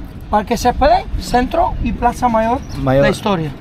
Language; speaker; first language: Spanish; native; Spanish